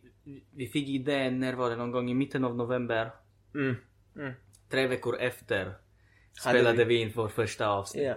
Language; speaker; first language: Swedish; early bilingual, other home language; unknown